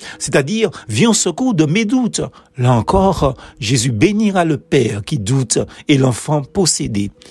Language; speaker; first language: French; native; French